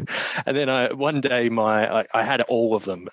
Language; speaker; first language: English; native; English